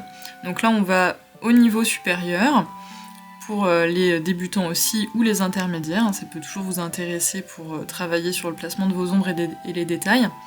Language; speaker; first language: French; native; French